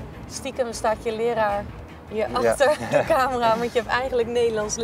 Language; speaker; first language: Dutch; native; Dutch